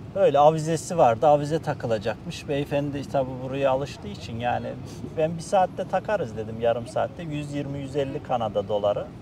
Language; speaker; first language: Turkish; native; Turkish